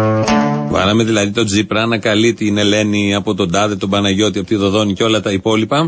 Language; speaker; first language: Greek; native; Greek